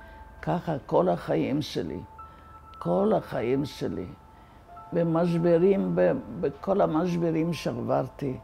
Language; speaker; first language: Hebrew; non-native, fluent; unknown